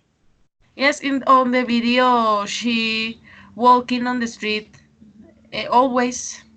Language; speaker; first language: English; non-native, learner; Spanish